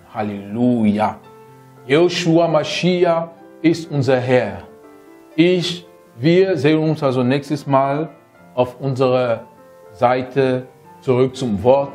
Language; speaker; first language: German; non-native, fluent; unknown